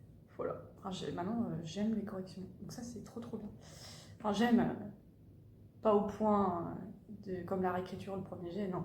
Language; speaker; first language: French; native; French